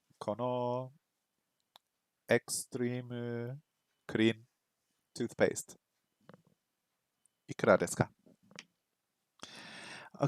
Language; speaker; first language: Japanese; non-native, learner; English